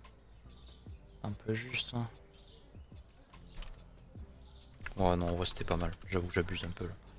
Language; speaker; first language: French; native; French